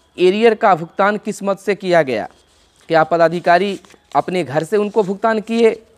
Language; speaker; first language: Hindi; native; Hindi